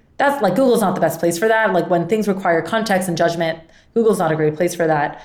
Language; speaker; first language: English; non-native, fluent; Spanish